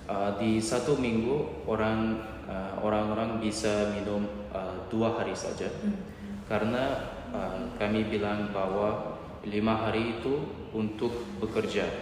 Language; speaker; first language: Indonesian; non-native, learner; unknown